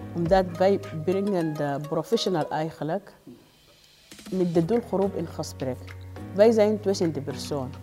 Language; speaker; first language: Dutch; non-native, learner; Arabic